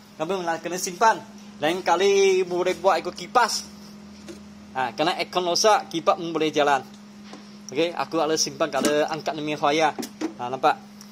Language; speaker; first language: Malay; non-native, local second language; Chinese